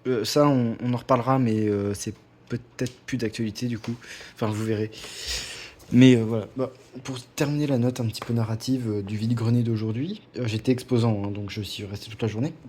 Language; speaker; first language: French; native; French